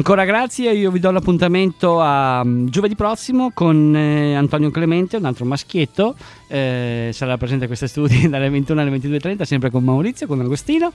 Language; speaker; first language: Italian; native; Italian